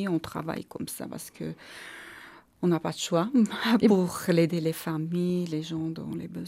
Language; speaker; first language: French; non-native, fluent; Armenian